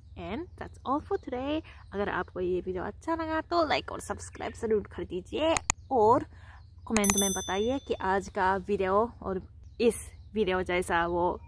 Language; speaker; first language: Hindi; non-native, fluent; Japanese